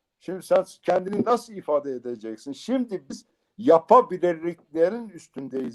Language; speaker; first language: Turkish; non-native, local second language; Kurdish